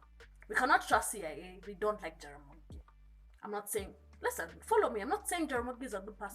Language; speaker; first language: English; non-native, local second language; Kikuyu